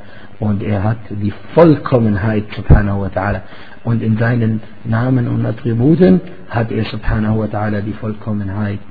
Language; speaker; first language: German; non-native, fluent; Arabic